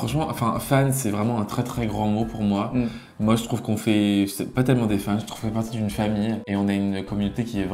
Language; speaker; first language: French; native; French